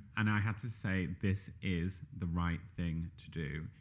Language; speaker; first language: English; native; English